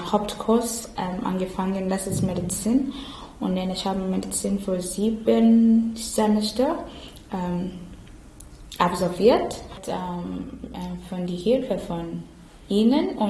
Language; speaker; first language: German; non-native, learner; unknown